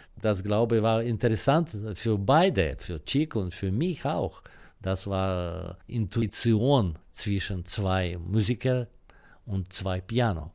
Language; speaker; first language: German; non-native, learner; Russian